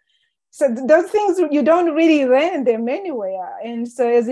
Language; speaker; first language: English; non-native, local second language; Kinyarwanda